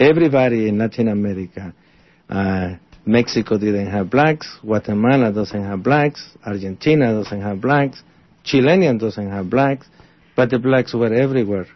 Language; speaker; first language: English; non-native, fluent; Spanish